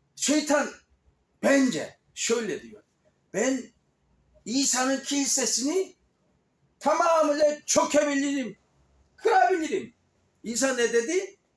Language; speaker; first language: Turkish; non-native, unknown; Korean